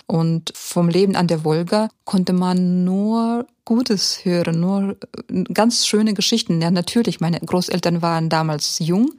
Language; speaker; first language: German; early bilingual, heritage; German